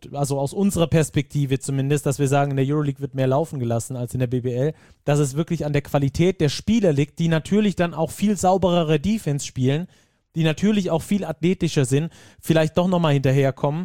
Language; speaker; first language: German; native; German